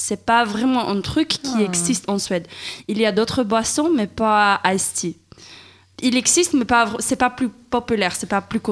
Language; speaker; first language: French; non-native, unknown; Swedish